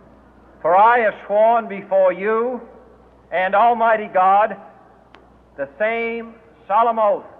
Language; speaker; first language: English; native; English